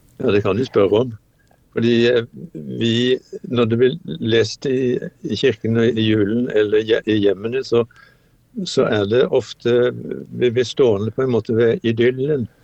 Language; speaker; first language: Norwegian; native; Norwegian